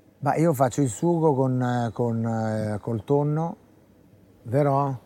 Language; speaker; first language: Italian; native; Italian